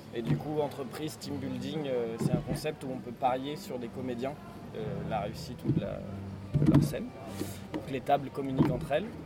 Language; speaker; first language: French; native; French